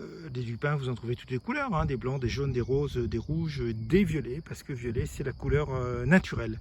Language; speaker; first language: French; native; French